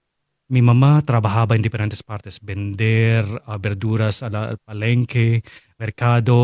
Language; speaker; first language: Spanish; non-native, fluent; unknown